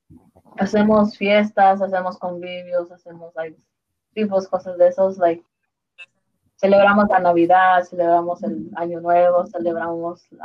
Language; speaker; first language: Spanish; early bilingual, heritage; Spanish